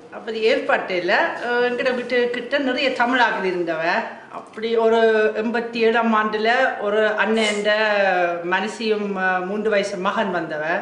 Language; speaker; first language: Tamil; non-native, fluent; German